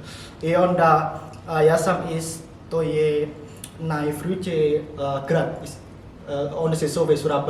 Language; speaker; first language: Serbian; non-native, learner; Indonesian